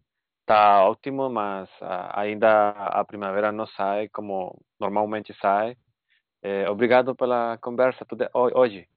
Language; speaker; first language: Portuguese; non-native, fluent; Spanish